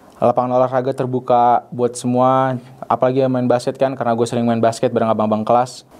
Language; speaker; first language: Indonesian; native; Indonesian